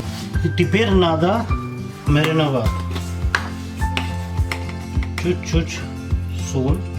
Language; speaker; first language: Russian; non-native, learner; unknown